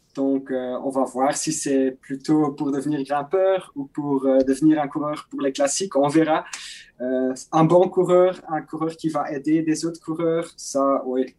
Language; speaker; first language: French; non-native, local second language; Dutch